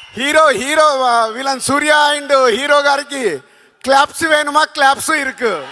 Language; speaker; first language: Telugu; native; Telugu